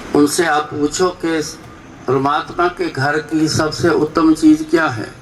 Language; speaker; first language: Hindi; non-native, local second language; Punjabi